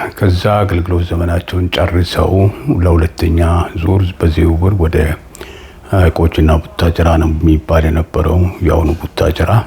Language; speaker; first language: Amharic; non-native, local second language; Oromo